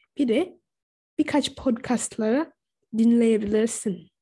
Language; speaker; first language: Turkish; non-native, fluent; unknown